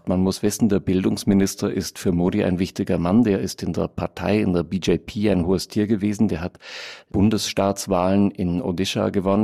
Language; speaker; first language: German; native; German